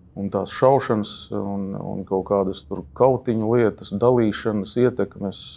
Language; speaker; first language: Latvian; native; Latvian